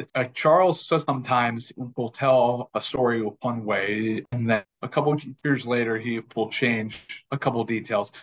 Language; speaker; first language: English; native; English